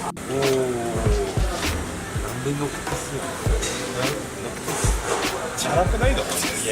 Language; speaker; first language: Japanese; native; Japanese